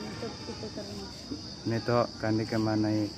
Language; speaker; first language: Hindi; non-native, local second language; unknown